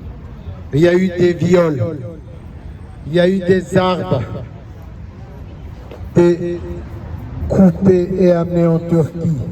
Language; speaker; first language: French; non-native, learner; Kurdish